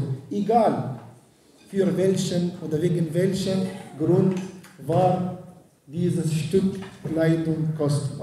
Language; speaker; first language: German; non-native, fluent; Arabic